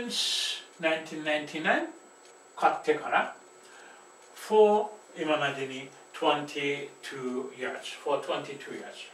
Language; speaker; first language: Japanese; non-native, fluent; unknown